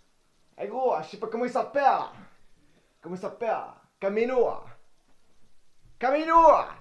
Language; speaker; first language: French; native; French